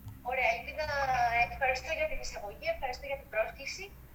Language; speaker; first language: Greek; native; Greek